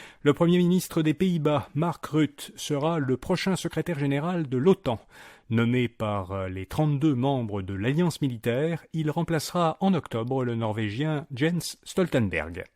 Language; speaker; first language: French; native; French